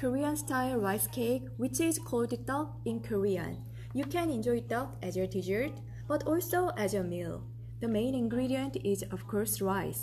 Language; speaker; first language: English; non-native, fluent; Korean